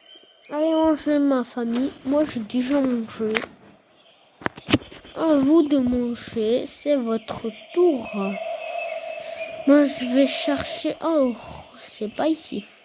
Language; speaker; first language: French; non-native, fluent; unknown